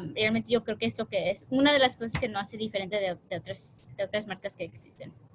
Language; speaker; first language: Spanish; early bilingual, heritage; Spanish